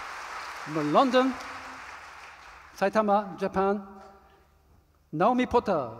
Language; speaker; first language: English; non-native, learner; Japanese